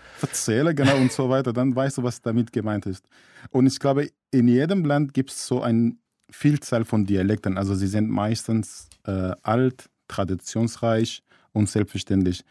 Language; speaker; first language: German; non-native, fluent; Arabic